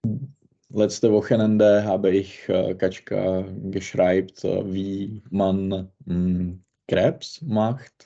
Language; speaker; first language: German; non-native, learner; Czech